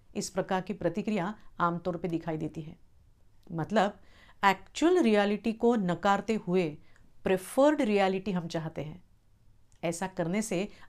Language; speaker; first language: Hindi; non-native, local second language; Marathi